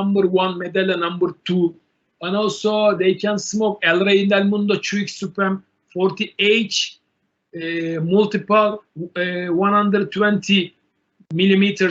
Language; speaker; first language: English; non-native, learner; Turkish